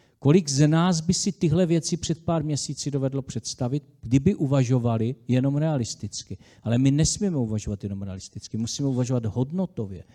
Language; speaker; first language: Czech; native; Czech